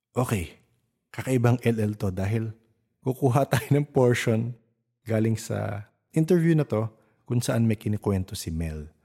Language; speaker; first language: Filipino; native; Filipino